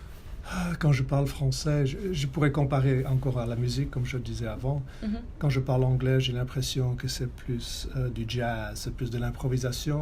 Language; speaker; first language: French; non-native, fluent; Italian